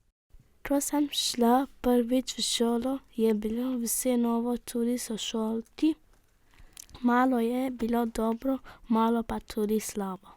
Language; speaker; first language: Slovenian; early bilingual, other home language; Arabic